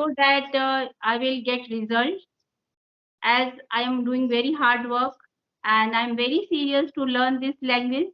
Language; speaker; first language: English; non-native, local second language; Hindi